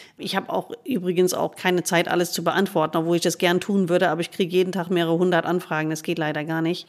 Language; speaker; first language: German; non-native, fluent; English